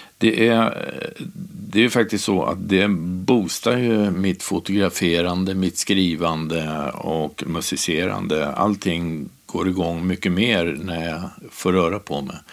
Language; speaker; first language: Swedish; native; Swedish